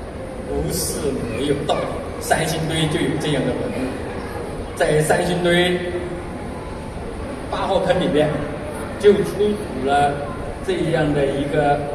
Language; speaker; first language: Chinese; native; Chinese